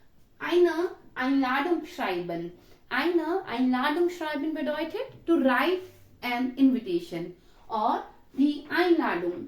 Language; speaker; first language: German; non-native, learner; Hindi